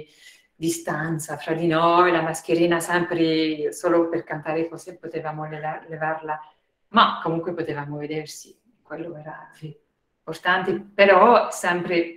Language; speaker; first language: Italian; non-native, fluent; French